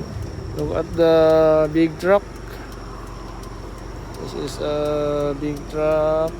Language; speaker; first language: English; non-native, learner; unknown